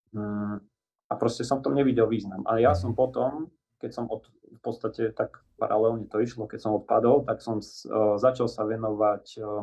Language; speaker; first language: Slovak; native; Slovak